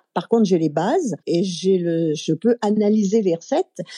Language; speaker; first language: French; native; French